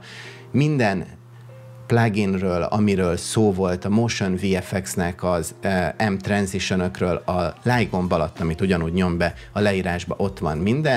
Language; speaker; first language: Hungarian; native; Hungarian